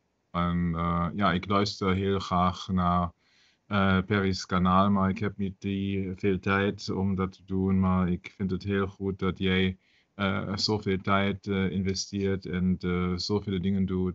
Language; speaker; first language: Dutch; non-native, learner; German